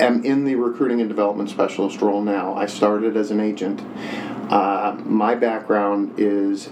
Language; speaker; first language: English; native; English